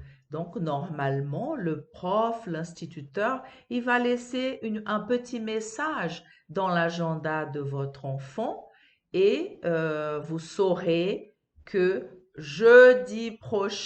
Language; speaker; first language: French; non-native, fluent; Portuguese